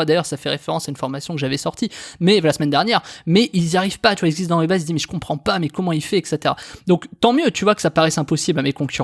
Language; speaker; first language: French; native; French